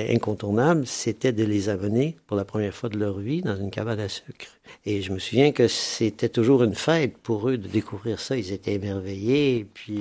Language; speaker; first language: French; native; French